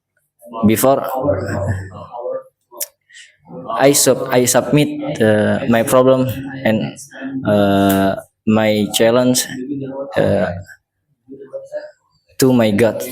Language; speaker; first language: English; non-native, learner; Indonesian